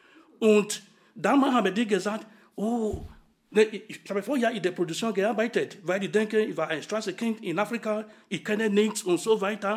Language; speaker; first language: German; non-native, fluent; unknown